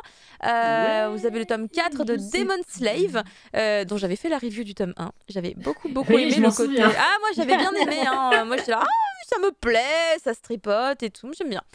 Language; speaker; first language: French; native; French